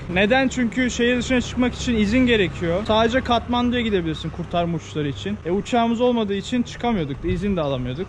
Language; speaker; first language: Turkish; native; Turkish